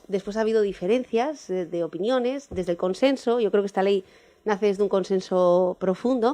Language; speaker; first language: Spanish; native; Spanish